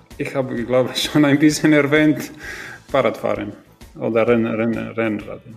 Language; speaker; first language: German; non-native, fluent; Croatian